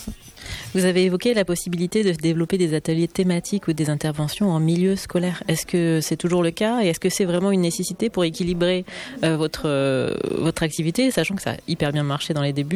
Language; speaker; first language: French; native; French